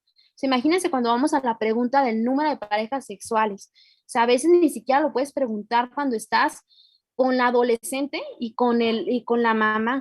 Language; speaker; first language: Spanish; native; Spanish